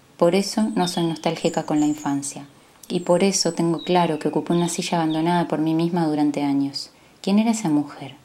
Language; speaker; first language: Spanish; native; Spanish